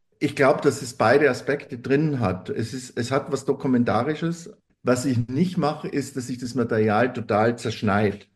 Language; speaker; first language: German; native; German